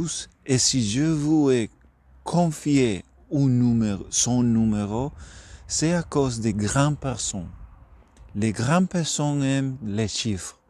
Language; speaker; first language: French; non-native, learner; Spanish